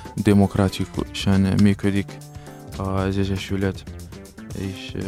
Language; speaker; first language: Hungarian; non-native, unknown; Arabic